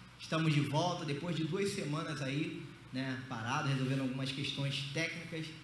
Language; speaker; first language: Portuguese; native; Portuguese